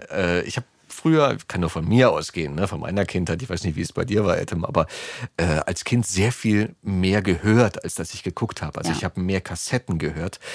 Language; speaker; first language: German; native; German